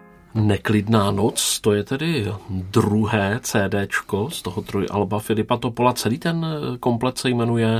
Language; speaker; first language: Czech; native; Czech